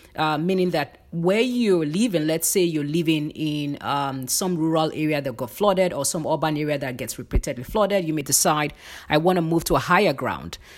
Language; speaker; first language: English; non-native, local second language; Yoruba